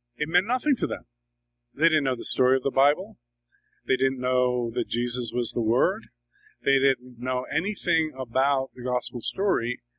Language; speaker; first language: English; native; English